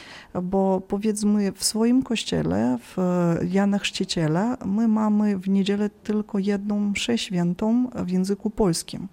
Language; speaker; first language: Polish; early bilingual, heritage; Polish